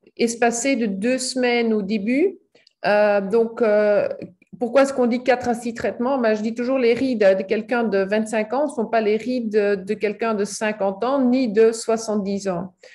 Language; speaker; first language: French; native; French